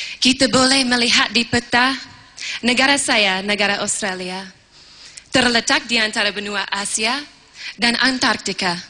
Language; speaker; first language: Malay; non-native, fluent; English